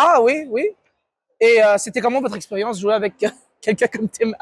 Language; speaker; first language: French; native; French